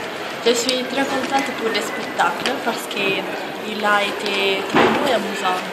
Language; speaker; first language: French; non-native, learner; Italian